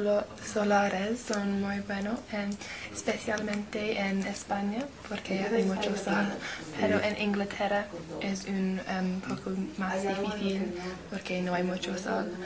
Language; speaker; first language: Spanish; non-native, learner; English